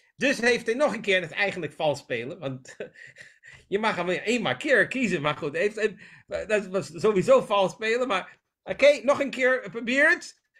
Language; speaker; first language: Dutch; non-native, fluent; English